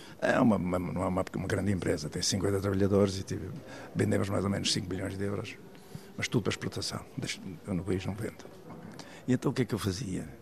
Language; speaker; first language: Portuguese; native; Portuguese